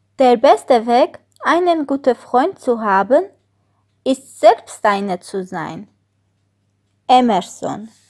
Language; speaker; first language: German; non-native, learner; Armenian